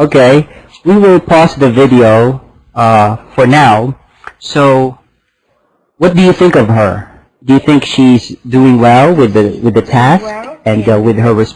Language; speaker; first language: English; non-native, fluent; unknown